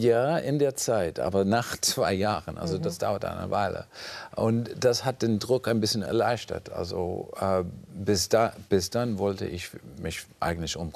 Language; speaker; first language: German; non-native, fluent; English